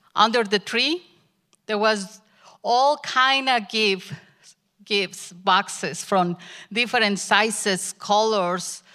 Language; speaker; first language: English; non-native, learner; Spanish